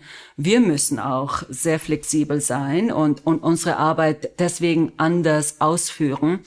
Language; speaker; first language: German; early bilingual, other home language; Spanish